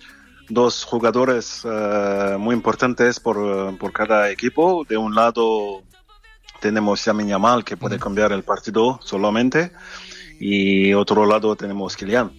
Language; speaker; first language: Spanish; non-native, fluent; French